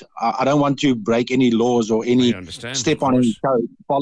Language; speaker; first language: English; non-native, local second language; Dutch